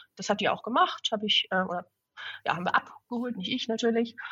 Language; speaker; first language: German; native; German